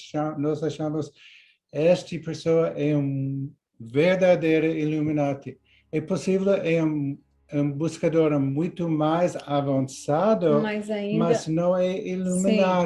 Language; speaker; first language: Portuguese; non-native, learner; English